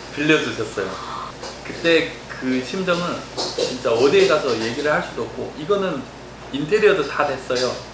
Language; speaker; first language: Korean; early bilingual, heritage; Korean